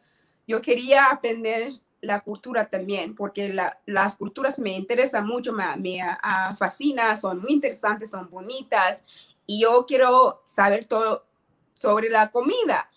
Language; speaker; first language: Spanish; non-native, learner; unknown